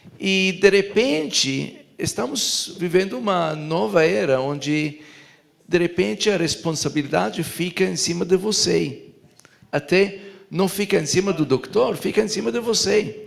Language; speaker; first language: Portuguese; non-native, fluent; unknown